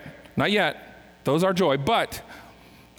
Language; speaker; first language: English; native; English